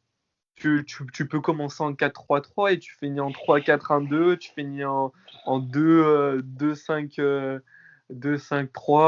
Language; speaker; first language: French; native; French